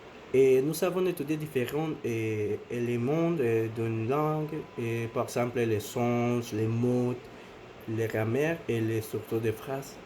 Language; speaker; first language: French; non-native, learner; Spanish